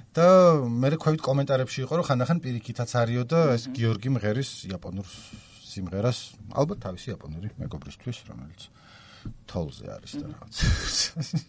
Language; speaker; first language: Georgian; native; Georgian